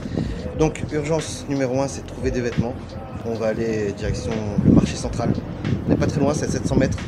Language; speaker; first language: French; native; French